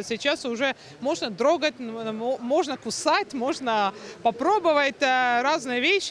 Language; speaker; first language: Russian; non-native, local second language; Estonian